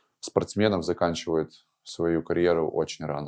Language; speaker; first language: Russian; native; Russian